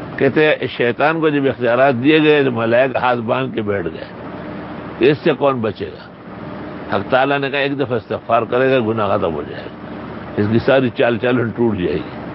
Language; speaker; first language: Urdu; non-native, local second language; Pashto